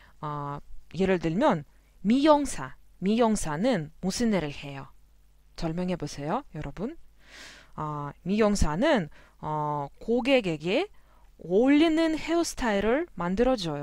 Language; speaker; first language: Korean; non-native, fluent; Russian